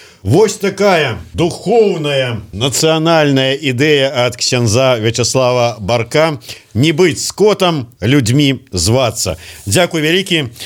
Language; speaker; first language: Belarusian; native; Belarusian